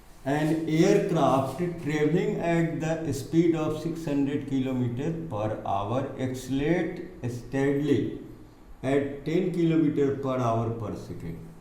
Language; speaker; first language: English; non-native, local second language; Hindi